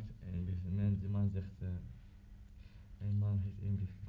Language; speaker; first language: Dutch; non-native, learner; Arabic